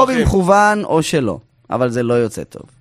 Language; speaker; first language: Hebrew; native; Hebrew